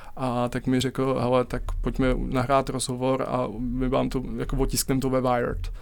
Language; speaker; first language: Czech; native; Czech